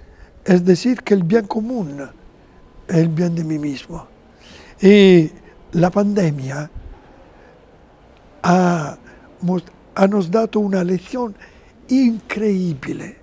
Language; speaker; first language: Spanish; non-native, fluent; Italian